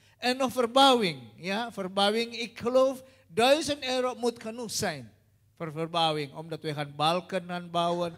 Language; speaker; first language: Dutch; non-native, learner; Indonesian